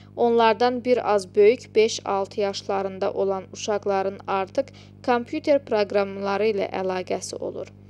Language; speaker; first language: Azerbaijani; non-native, local second language; Georgian